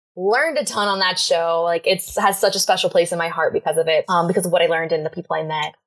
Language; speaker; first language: English; native; English